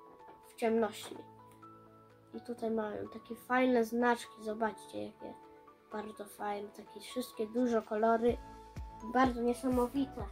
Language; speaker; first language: Polish; early bilingual, heritage; Polish